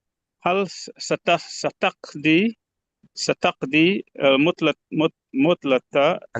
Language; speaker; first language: Arabic; non-native, learner; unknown